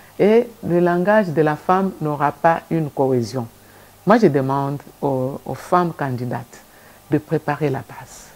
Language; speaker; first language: French; non-native, local second language; Lingala